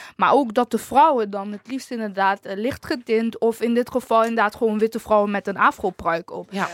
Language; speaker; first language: Dutch; early bilingual, other home language; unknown